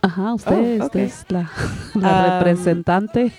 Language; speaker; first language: Spanish; native; Spanish